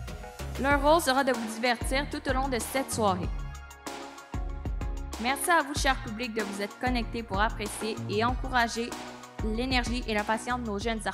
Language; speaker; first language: French; native; French